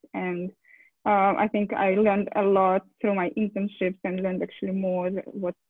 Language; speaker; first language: English; non-native, fluent; Russian